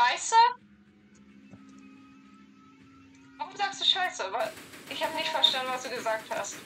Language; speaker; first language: German; non-native, learner; English